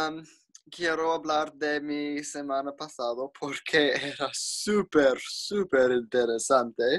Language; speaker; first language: Spanish; non-native, learner; English